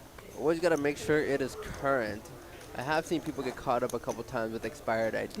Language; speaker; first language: English; native; English